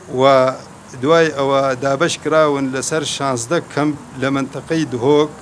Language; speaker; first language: Central Kurdish; non-native, local second language; Kurdish